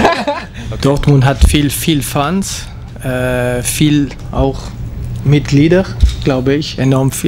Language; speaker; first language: German; non-native, local second language; French